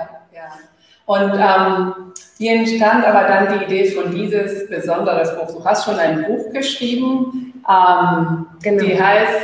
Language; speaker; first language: German; non-native, fluent; Spanish